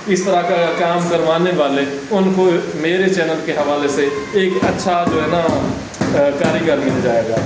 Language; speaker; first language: Urdu; non-native, local second language; Saraiki